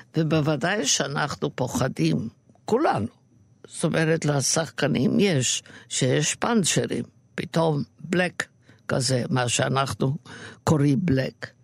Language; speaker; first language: Hebrew; non-native, fluent; Yiddish